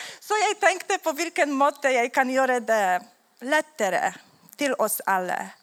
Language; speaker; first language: Swedish; non-native, learner; Polish